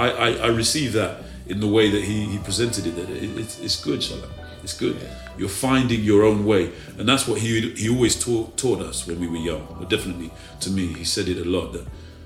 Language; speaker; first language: English; native; English